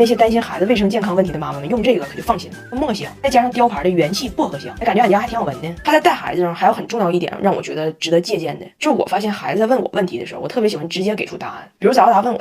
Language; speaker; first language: Chinese; native; Chinese